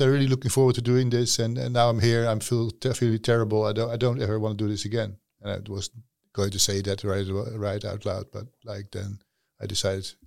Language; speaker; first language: English; non-native, fluent; Dutch